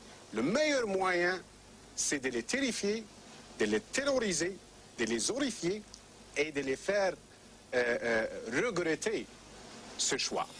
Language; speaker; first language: French; non-native, local second language; Arabic